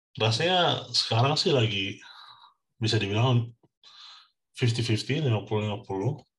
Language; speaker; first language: Indonesian; early bilingual, heritage; Indonesian